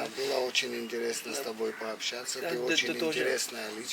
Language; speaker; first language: Russian; non-native, fluent; Georgian